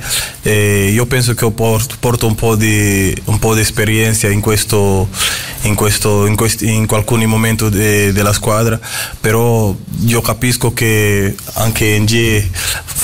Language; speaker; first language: Italian; non-native, learner; Portuguese